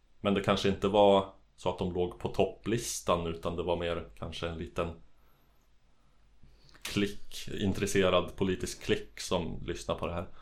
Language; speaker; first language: Swedish; native; Swedish